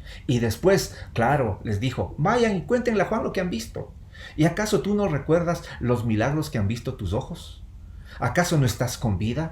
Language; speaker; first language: Spanish; native; Spanish